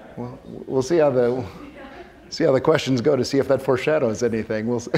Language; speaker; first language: English; native; English